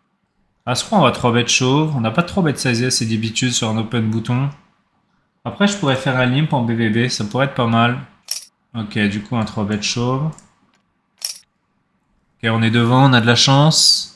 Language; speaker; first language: French; native; French